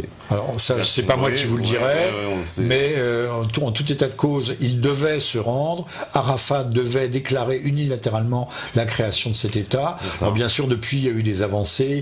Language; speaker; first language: French; native; French